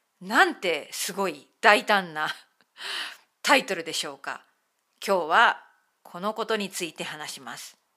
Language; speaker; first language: Japanese; native; Japanese